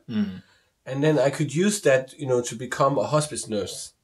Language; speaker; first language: English; non-native, fluent; Danish